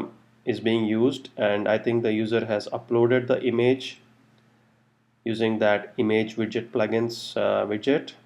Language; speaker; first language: English; non-native, local second language; Telugu